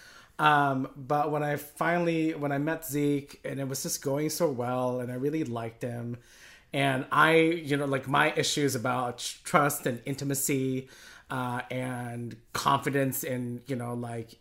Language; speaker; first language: English; non-native, local second language; Filipino